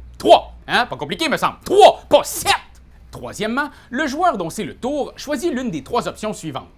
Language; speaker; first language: French; native; French